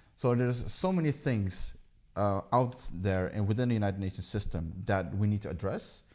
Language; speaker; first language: English; early bilingual, heritage; Dutch